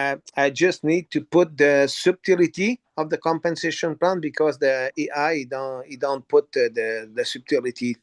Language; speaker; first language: English; non-native, learner; French